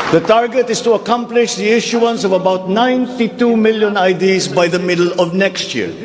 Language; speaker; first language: English; non-native, local second language; Filipino